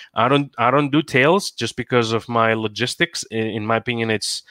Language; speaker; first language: English; non-native, fluent; Greek